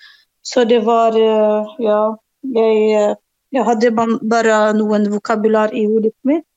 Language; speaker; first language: Norwegian; non-native, learner; Arabic